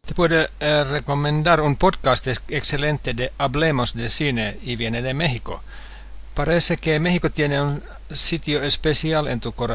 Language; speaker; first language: Spanish; non-native, fluent; Finnish